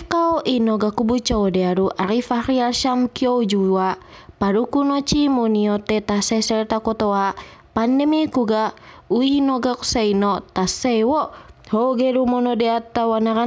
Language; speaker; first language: Japanese; non-native, fluent; Indonesian